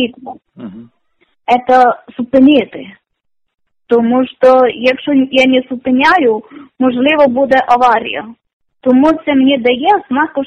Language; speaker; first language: Ukrainian; non-native, learner; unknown